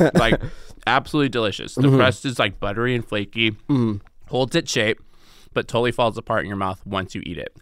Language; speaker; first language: English; native; English